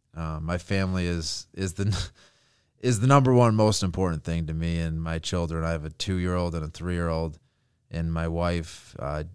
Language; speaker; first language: English; native; English